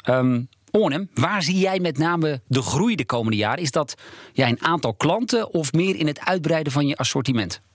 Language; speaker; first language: Dutch; native; Dutch